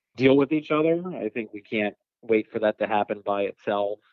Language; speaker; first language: English; native; English